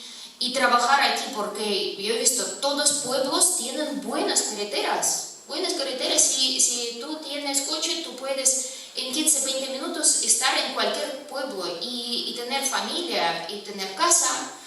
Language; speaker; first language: Spanish; non-native, fluent; Russian